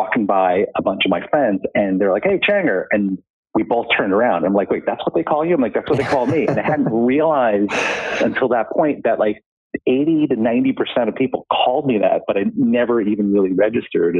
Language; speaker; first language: English; native; English